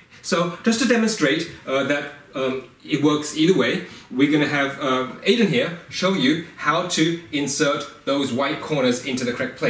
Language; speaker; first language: English; native; English